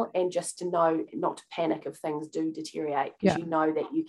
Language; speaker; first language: English; native; English